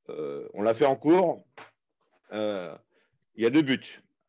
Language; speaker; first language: French; native; French